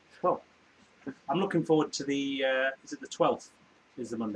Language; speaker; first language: English; native; English